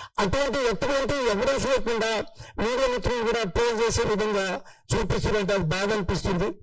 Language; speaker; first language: Telugu; non-native, local second language; Lambadi